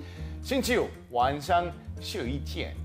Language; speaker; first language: Chinese; non-native, learner; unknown